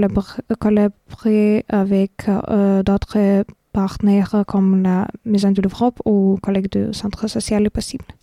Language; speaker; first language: French; non-native, fluent; Lithuanian